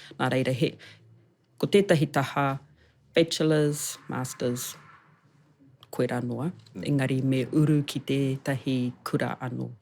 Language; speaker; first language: Māori; non-native, local second language; English